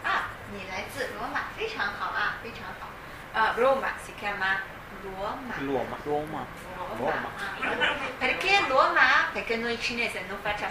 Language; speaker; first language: Italian; non-native, fluent; Chinese